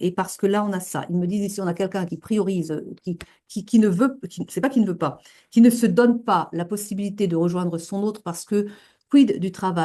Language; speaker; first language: French; native; French